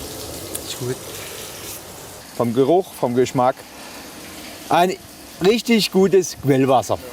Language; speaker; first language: German; native; German